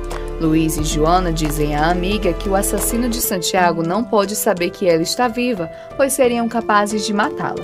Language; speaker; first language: Portuguese; native; Portuguese